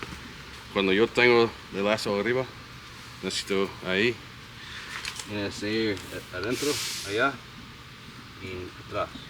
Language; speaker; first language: Spanish; non-native, learner; English